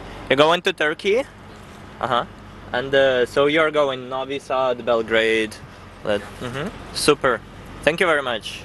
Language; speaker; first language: English; non-native, fluent; Ukrainian